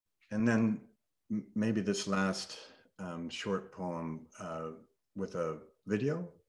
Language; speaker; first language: English; native; English